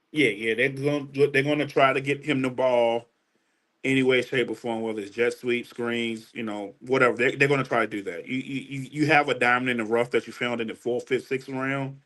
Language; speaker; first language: English; native; English